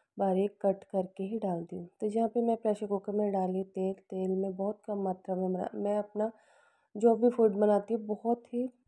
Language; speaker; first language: Hindi; non-native, local second language; Punjabi